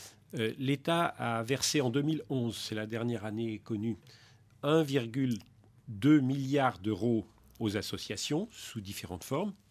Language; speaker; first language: French; native; French